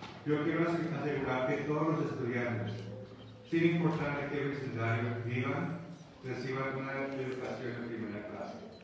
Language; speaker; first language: Spanish; early bilingual, heritage; Spanish